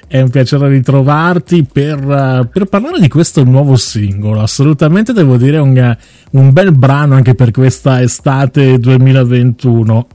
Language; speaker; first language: Italian; native; Italian